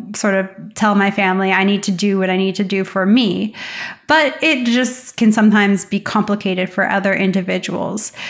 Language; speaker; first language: English; native; English